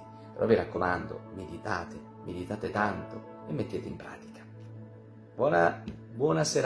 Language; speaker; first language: Italian; native; Italian